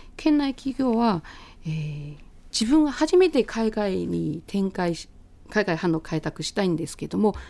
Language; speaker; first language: Japanese; non-native, fluent; Chinese